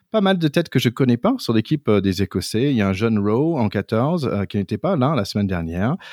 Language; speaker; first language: French; non-native, fluent; English